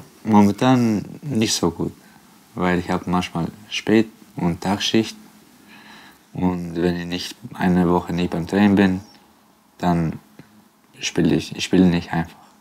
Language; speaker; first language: German; non-native, fluent; Albanian